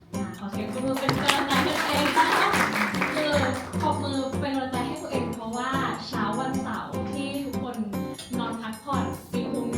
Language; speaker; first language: Thai; native; Thai